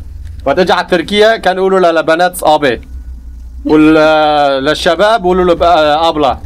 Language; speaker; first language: Arabic; non-native, local second language; Kurdish